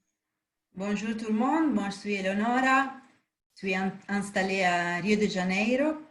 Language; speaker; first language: French; non-native, fluent; Spanish